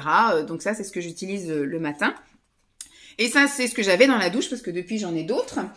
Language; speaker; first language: French; native; French